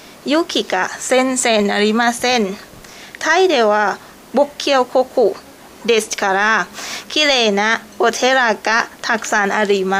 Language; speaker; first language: Japanese; non-native, learner; Thai